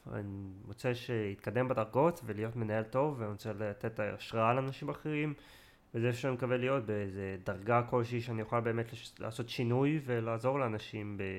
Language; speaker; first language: Hebrew; native; Hebrew